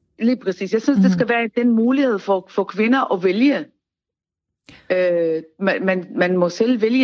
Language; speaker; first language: Danish; non-native, learner; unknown